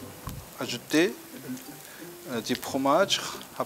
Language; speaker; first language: French; non-native, fluent; Korean